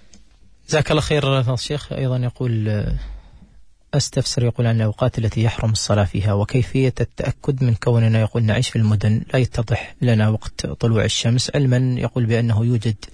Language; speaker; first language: Arabic; native; Arabic